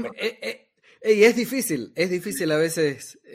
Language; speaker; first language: Spanish; native; Spanish